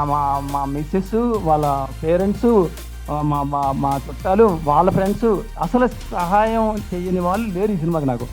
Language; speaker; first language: Telugu; native; Telugu